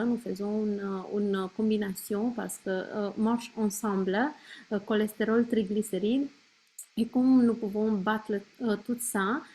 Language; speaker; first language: French; non-native, learner; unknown